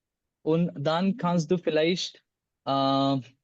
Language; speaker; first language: German; non-native, learner; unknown